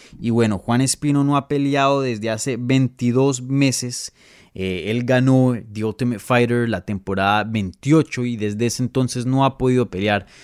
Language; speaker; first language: Spanish; native; Spanish